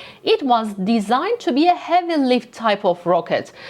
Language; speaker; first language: English; non-native, fluent; Turkish